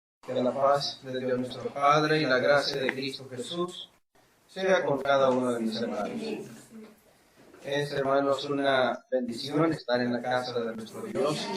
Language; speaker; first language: Spanish; native; Spanish